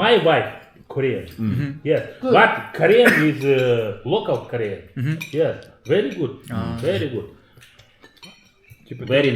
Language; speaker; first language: English; non-native, learner; Russian